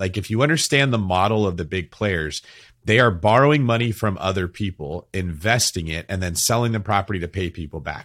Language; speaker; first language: English; native; English